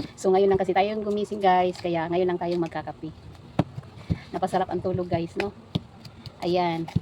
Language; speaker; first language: Filipino; non-native, local second language; Cebuano